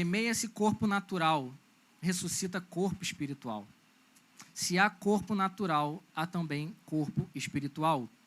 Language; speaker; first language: Portuguese; native; Portuguese